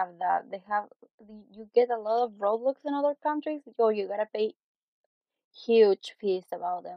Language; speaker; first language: English; non-native, fluent; Spanish